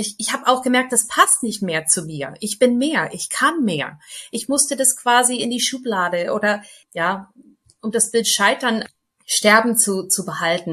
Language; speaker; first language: German; non-native, fluent; English